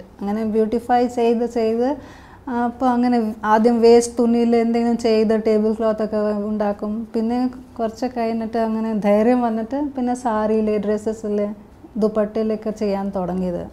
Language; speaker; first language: Malayalam; early bilingual, heritage; Malayalam